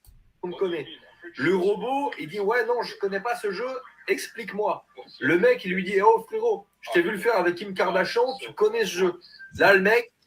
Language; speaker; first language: French; native; French